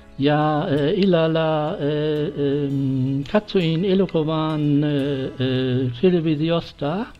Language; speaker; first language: Finnish; non-native, learner; German